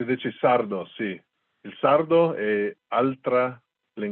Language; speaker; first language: Italian; non-native, learner; English